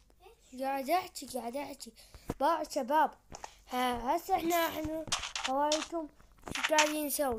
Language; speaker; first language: Arabic; early bilingual, heritage; Arabic